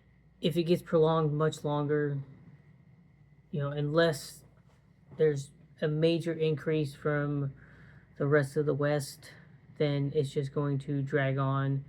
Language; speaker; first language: English; native; English